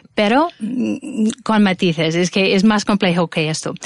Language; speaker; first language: Spanish; non-native, fluent; English